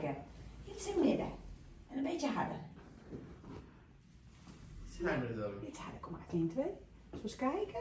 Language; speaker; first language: Dutch; native; Dutch